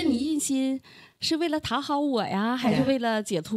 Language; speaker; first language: Chinese; native; Chinese